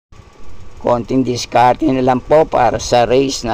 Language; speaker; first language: Filipino; native; Filipino